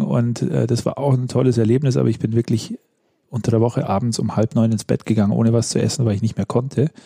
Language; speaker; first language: German; native; German